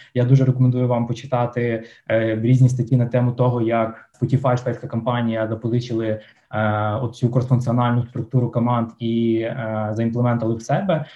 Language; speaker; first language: Ukrainian; non-native, local second language; Russian